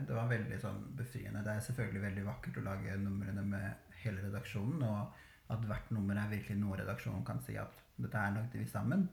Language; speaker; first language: Norwegian; early bilingual, other home language; Albanian